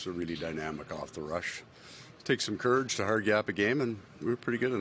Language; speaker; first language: English; native; English